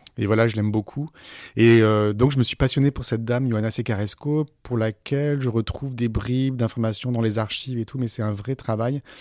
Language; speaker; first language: French; native; French